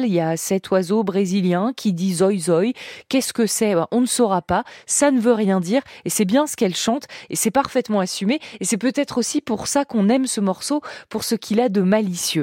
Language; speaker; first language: French; native; French